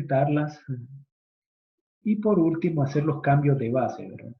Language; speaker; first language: Spanish; native; Spanish